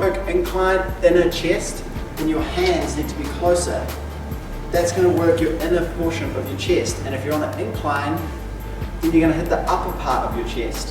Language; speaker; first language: English; native; English